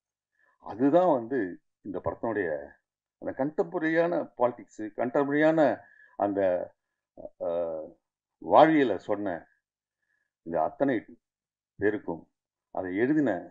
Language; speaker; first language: Tamil; native; Tamil